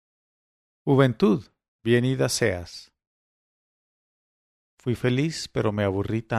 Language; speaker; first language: Spanish; native; Spanish